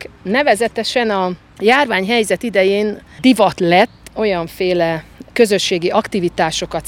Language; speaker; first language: Hungarian; native; Hungarian